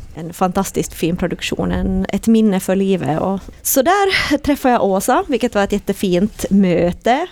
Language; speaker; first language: Swedish; native; Swedish